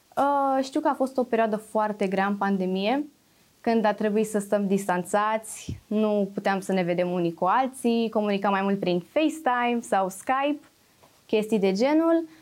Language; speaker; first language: Romanian; native; Romanian